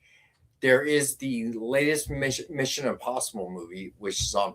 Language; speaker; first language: English; native; English